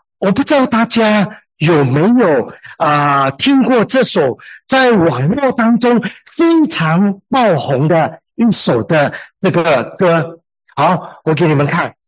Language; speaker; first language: Chinese; native; Chinese